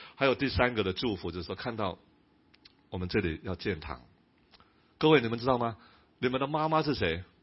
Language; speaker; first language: Chinese; non-native, local second language; Cantonese